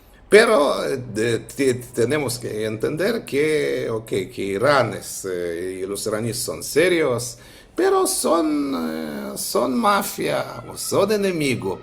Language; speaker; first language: Spanish; non-native, fluent; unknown